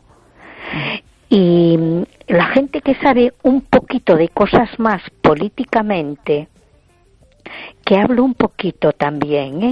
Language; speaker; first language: Spanish; native; Spanish